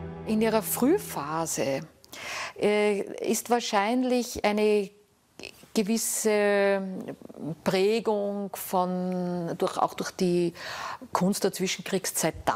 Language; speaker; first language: German; native; German